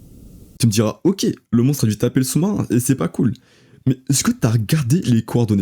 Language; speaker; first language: French; native; French